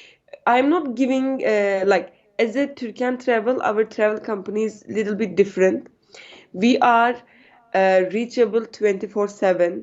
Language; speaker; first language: English; non-native, learner; Turkish